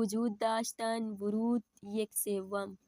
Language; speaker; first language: Persian; non-native, fluent; Urdu